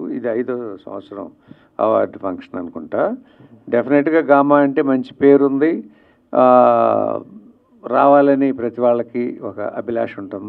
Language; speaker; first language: Telugu; native; Telugu